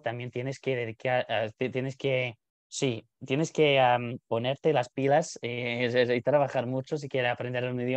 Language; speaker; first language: Spanish; non-native, fluent; English